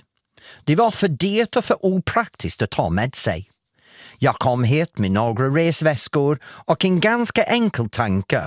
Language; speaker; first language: Swedish; non-native, fluent; English